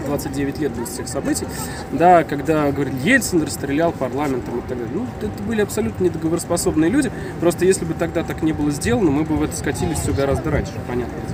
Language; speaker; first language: Russian; native; Russian